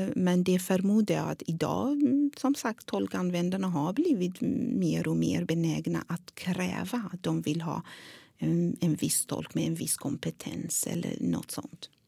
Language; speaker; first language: Swedish; non-native, fluent; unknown